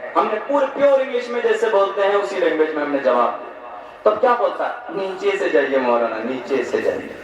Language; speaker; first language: Urdu; native; Urdu